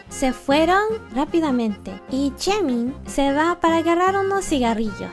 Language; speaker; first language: Spanish; non-native, learner; English